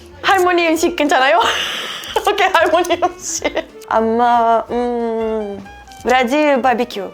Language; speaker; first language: Korean; non-native, learner; Portuguese